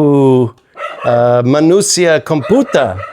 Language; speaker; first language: Indonesian; non-native, learner; English